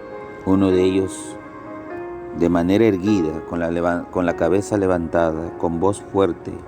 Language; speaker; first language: Spanish; native; Spanish